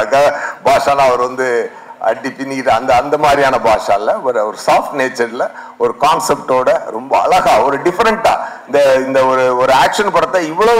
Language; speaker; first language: Tamil; native; Tamil